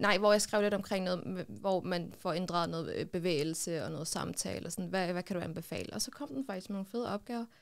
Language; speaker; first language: Danish; early bilingual, other home language; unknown